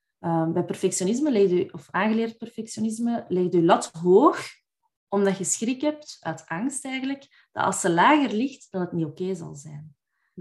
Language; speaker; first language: Dutch; native; Dutch